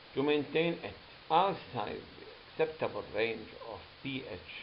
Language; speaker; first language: English; non-native, fluent; Arabic